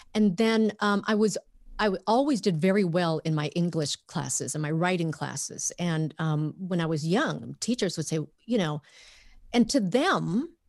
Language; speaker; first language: English; native; English